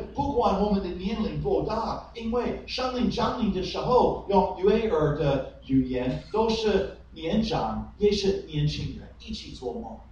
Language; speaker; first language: Chinese; non-native, fluent; English